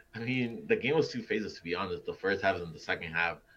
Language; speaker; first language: English; native; English